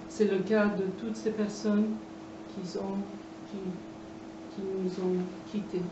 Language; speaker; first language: French; non-native, fluent; Persian